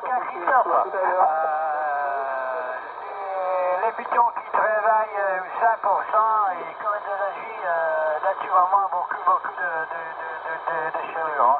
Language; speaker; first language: French; non-native, learner; Italian